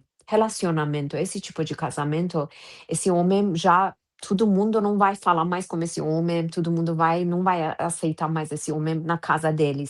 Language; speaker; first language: Portuguese; non-native, fluent; Persian